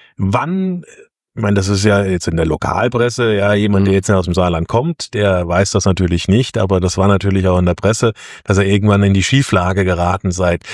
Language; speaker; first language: German; native; German